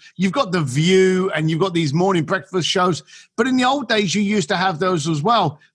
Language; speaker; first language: English; native; English